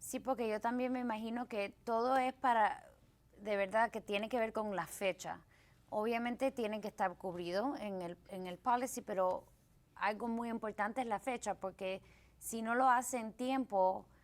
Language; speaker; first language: Spanish; early bilingual, heritage; Spanish